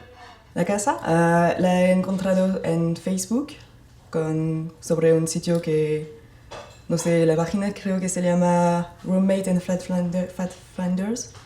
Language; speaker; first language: Spanish; non-native, fluent; French